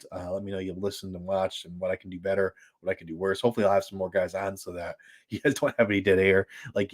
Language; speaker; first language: English; native; English